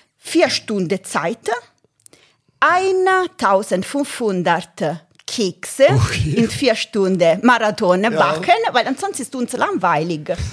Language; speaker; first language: German; non-native, fluent; Italian